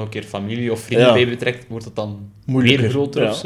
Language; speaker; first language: Dutch; native; Dutch